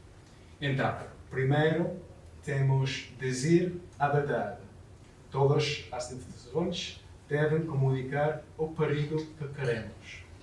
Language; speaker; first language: Portuguese; non-native, learner; English